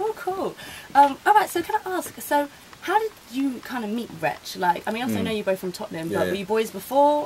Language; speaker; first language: English; native; English